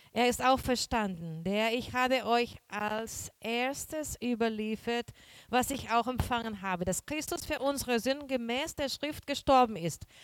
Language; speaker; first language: German; non-native, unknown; Portuguese